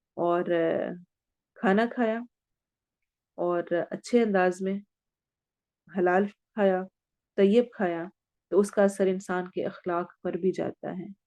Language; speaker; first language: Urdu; native; Urdu